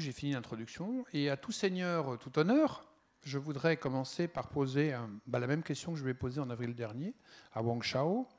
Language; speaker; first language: French; native; French